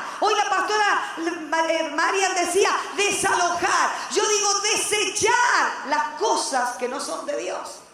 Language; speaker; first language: Spanish; native; Spanish